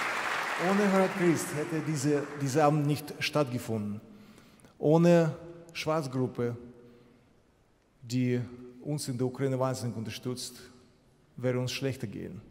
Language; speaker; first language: German; non-native, fluent; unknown